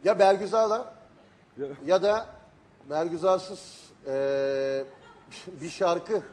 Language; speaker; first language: Turkish; native; Turkish